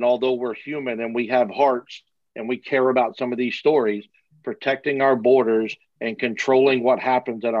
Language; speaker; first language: English; native; English